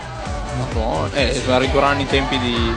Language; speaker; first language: Italian; native; Italian